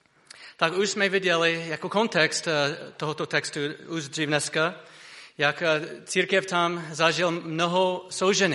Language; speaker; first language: Czech; non-native, fluent; English